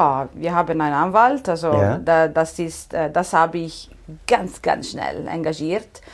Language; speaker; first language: German; non-native, fluent; Italian